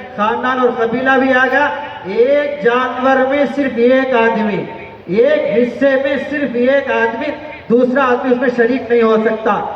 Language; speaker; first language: Urdu; native; Urdu